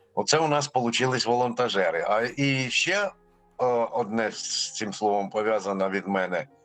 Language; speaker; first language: Ukrainian; non-native, fluent; Armenian